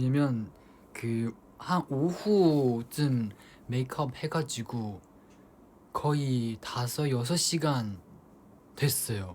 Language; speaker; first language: Korean; non-native, fluent; Chinese